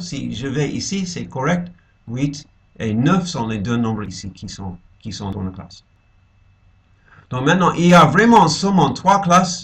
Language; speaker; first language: French; non-native, fluent; English